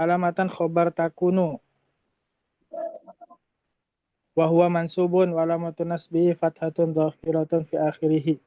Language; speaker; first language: Arabic; non-native, learner; Indonesian